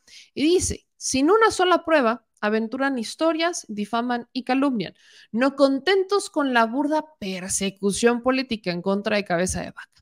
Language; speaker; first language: Spanish; native; Spanish